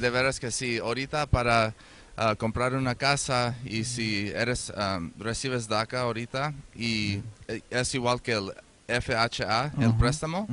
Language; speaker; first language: Spanish; early bilingual, heritage; Spanish